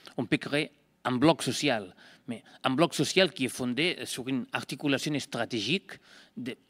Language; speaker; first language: French; non-native, fluent; Spanish